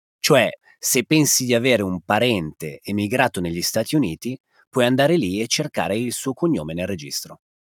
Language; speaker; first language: Italian; native; Italian